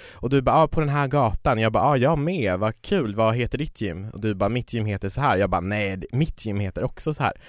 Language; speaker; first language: Swedish; native; Swedish